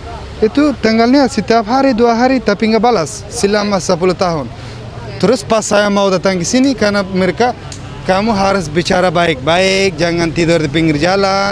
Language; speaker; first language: Indonesian; early bilingual, other home language; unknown